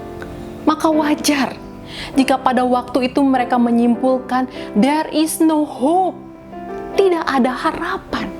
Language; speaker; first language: Indonesian; native; Indonesian